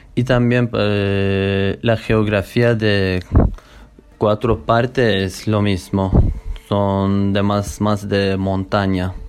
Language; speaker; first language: Spanish; non-native, learner; Turkish